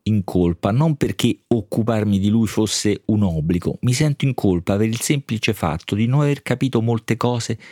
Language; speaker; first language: Italian; native; Italian